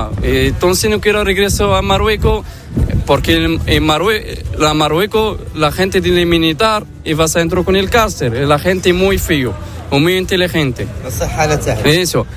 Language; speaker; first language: Spanish; non-native, learner; Arabic